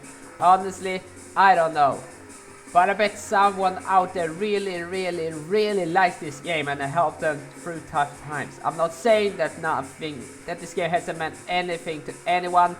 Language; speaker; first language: English; non-native, fluent; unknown